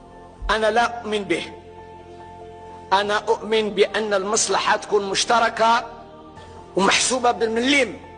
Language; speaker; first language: Arabic; native; Arabic